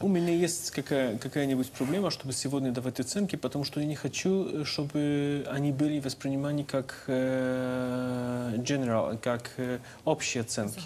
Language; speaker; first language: Ukrainian; non-native, learner; Polish